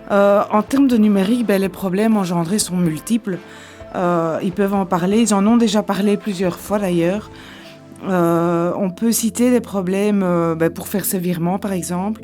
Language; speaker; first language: French; native; French